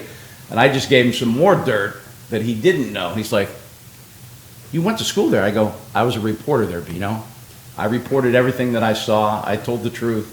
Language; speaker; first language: English; native; English